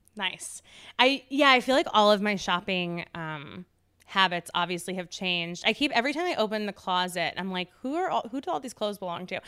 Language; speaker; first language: English; native; English